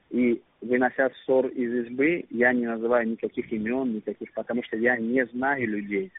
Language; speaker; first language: Russian; non-native, local second language; Uzbek